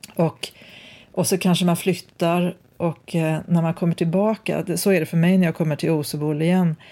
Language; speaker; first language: Swedish; native; Swedish